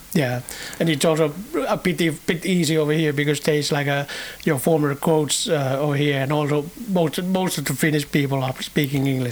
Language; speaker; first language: English; non-native, fluent; Finnish